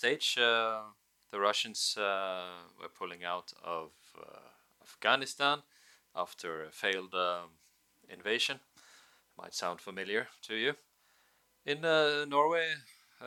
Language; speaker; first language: English; non-native, fluent; Norwegian